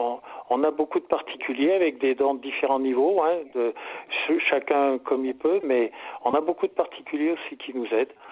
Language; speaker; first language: French; native; French